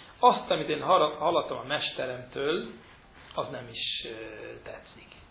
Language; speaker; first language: Hungarian; early bilingual, heritage; Hungarian